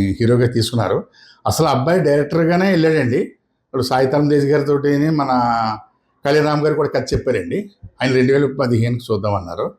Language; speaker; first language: Telugu; native; Telugu